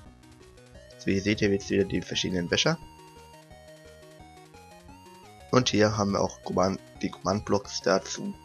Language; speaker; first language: German; native; German